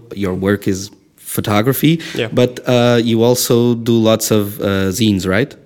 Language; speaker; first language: English; non-native, fluent; Portuguese